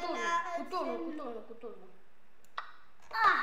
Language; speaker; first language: Romanian; non-native, learner; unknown